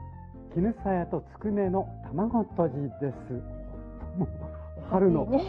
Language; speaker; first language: Japanese; native; Japanese